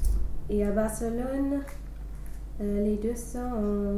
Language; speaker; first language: French; non-native, learner; English